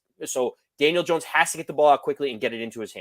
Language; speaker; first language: English; native; English